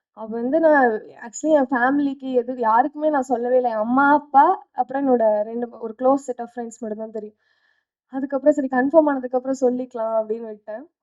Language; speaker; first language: Tamil; native; Tamil